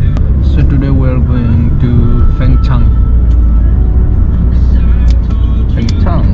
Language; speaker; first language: English; non-native, learner; Nepali